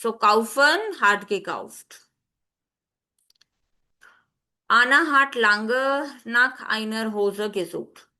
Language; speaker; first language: German; non-native, fluent; Hindi